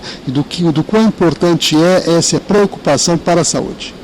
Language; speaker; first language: Portuguese; native; Portuguese